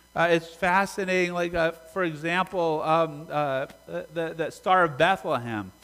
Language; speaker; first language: English; native; English